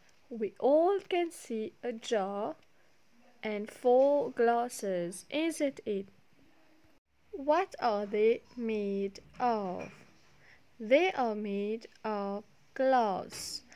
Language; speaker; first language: English; non-native, local second language; Morisyen